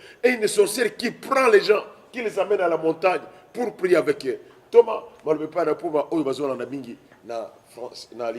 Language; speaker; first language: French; non-native, local second language; Lingala